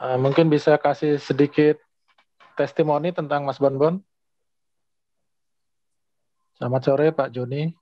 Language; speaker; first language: Indonesian; native; Indonesian